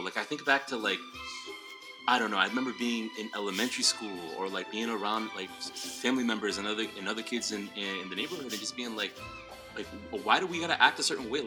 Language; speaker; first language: English; early bilingual, other home language; Spanish